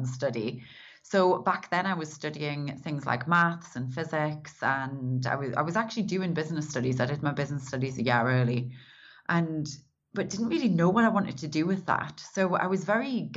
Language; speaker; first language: English; native; English